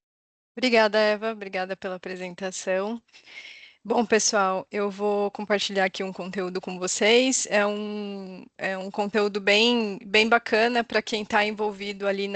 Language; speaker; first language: Portuguese; native; Portuguese